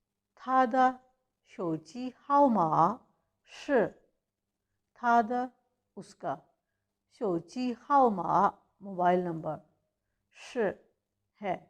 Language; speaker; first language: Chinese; non-native, fluent; Urdu